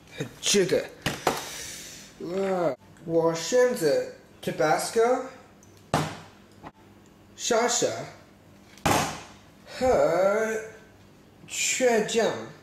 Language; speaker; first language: Chinese; non-native, learner; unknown